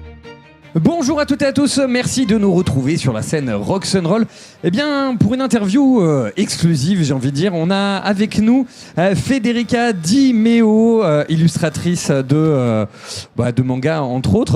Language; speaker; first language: French; native; French